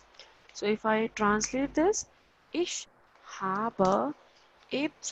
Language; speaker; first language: German; non-native, fluent; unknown